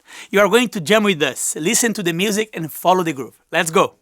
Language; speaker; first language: English; non-native, fluent; Portuguese